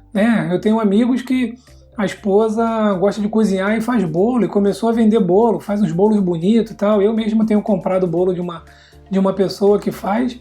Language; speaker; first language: Portuguese; native; Portuguese